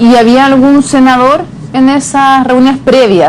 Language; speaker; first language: Spanish; native; Spanish